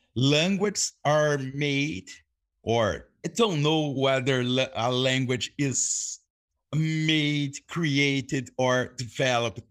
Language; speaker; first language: English; non-native, fluent; Portuguese